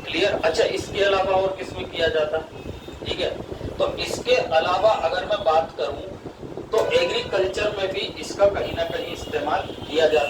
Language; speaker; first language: Hindi; native; Hindi